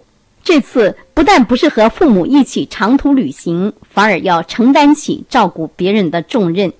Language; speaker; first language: Chinese; native; Chinese